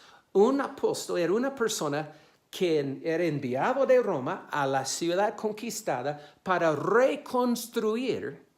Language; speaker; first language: Spanish; non-native, fluent; English